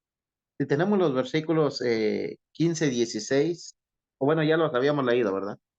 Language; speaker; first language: Spanish; native; Spanish